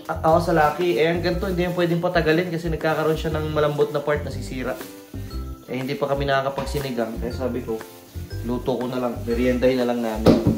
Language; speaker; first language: Filipino; native; Filipino